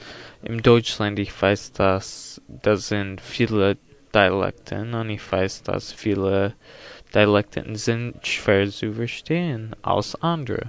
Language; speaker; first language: German; non-native, learner; English